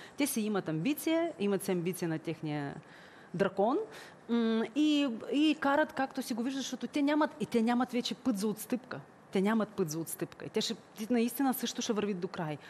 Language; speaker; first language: Bulgarian; early bilingual, heritage; Bulgarian